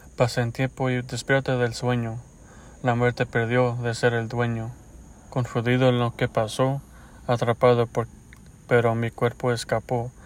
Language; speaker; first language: Spanish; early bilingual, heritage; Spanish